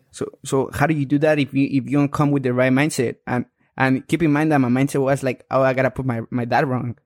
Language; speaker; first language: English; non-native, fluent; Spanish